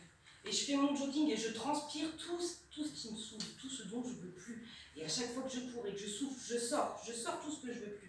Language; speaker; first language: French; native; French